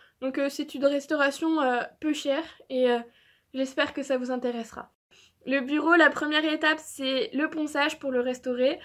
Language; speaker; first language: French; native; French